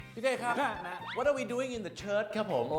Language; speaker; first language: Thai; native; Thai